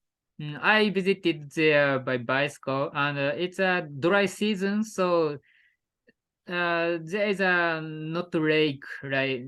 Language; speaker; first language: English; non-native, learner; Japanese